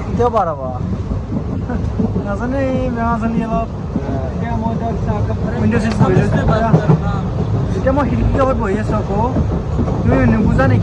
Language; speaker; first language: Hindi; non-native, local second language; Assamese